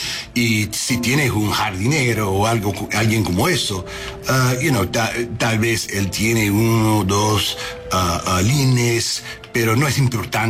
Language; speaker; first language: Spanish; non-native, learner; English